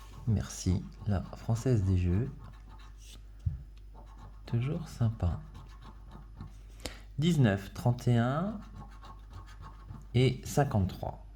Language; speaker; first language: French; native; French